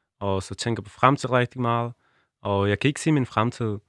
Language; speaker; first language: Danish; non-native, learner; Persian